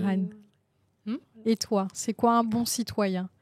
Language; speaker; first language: French; native; French